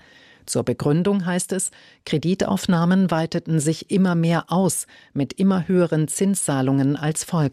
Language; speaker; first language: German; native; German